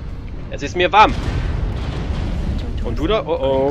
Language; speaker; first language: German; native; German